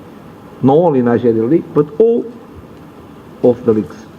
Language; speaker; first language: English; non-native, learner; Portuguese